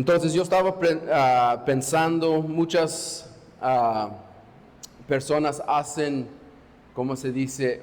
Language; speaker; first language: Spanish; non-native, fluent; English